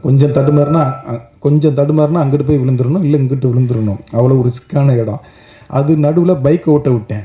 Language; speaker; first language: Tamil; native; Tamil